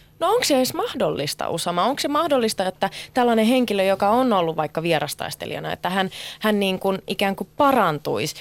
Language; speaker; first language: Finnish; native; Finnish